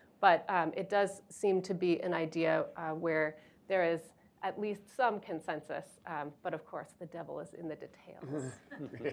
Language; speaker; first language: English; native; English